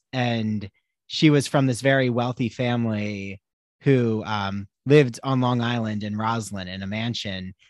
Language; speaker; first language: English; native; English